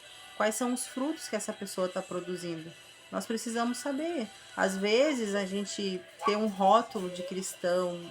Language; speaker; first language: Portuguese; native; Portuguese